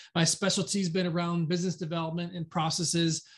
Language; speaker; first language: English; native; English